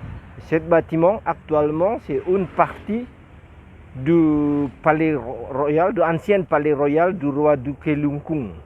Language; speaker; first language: French; non-native, learner; Indonesian